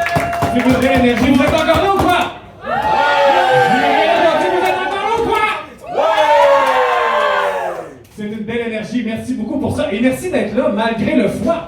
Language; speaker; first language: French; native; French